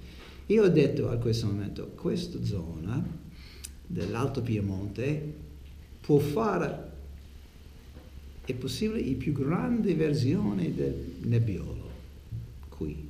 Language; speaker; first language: Italian; non-native, learner; English